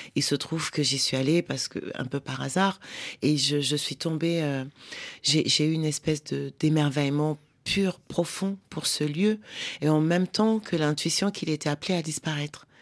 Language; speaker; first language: French; native; French